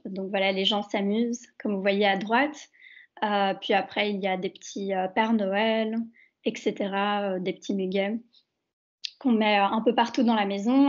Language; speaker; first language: French; native; French